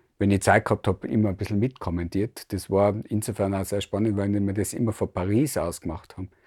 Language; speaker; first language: German; native; German